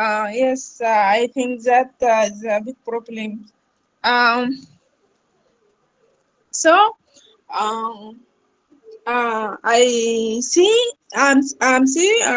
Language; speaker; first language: English; non-native, learner; Arabic